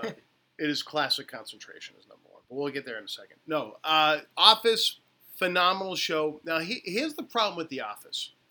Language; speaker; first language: English; native; English